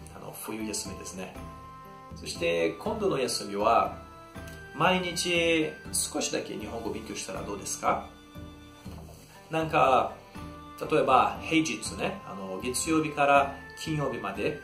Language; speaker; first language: Japanese; non-native, fluent; Portuguese